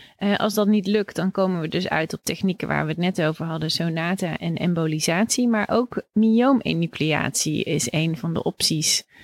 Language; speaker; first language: Dutch; native; Dutch